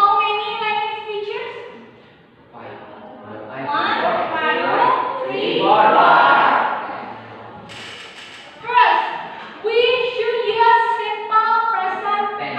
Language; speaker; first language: English; non-native, learner; Indonesian